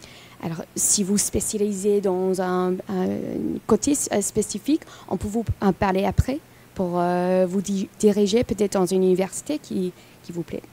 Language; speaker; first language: French; non-native, fluent; English